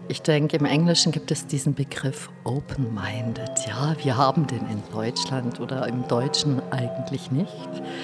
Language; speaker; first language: German; native; German